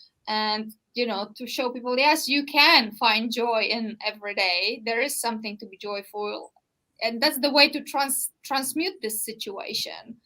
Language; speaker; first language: English; non-native, fluent; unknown